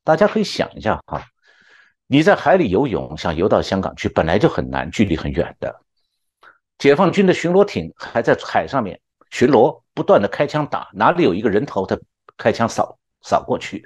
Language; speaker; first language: Chinese; native; Chinese